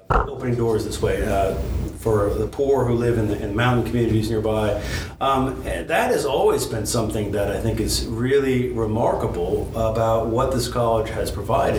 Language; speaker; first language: English; native; English